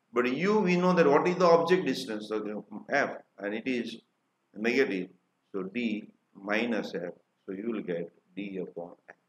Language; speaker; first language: English; non-native, local second language; Gujarati